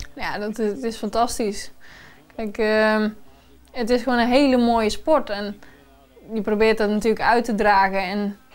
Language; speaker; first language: Dutch; native; Dutch